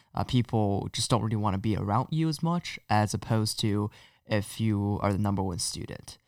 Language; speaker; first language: English; non-native, fluent; Chinese